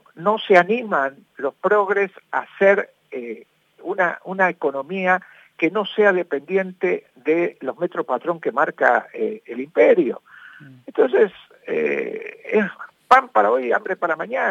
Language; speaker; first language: Spanish; native; Spanish